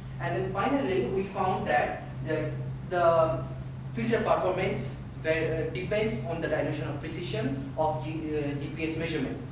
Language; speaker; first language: English; non-native, local second language; Bangla